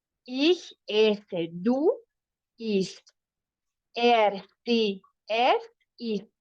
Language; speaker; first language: German; non-native, fluent; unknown